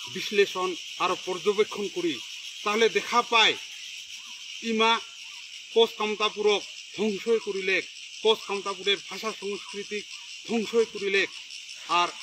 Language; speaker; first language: Bangla; non-native, local second language; Rangpuri